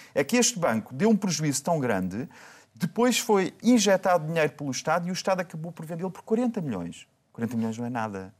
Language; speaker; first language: Portuguese; native; Portuguese